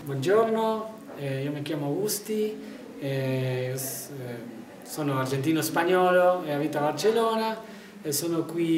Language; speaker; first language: Italian; non-native, learner; Spanish